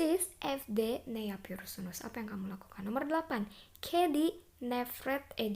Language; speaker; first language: Turkish; non-native, fluent; Indonesian